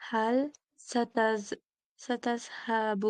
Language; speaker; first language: Arabic; non-native, learner; Uzbek